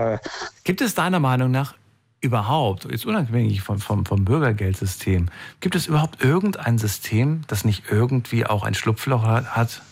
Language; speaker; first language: German; native; German